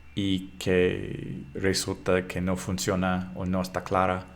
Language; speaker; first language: Spanish; non-native, fluent; English